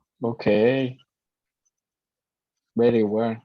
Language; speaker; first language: English; non-native, learner; Spanish